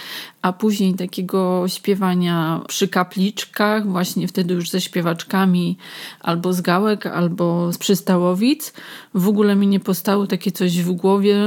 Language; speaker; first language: Polish; native; Polish